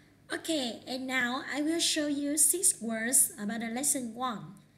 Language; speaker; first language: English; non-native, learner; Vietnamese